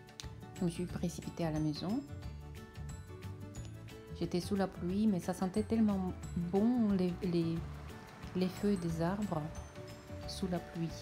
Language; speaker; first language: French; non-native, fluent; Russian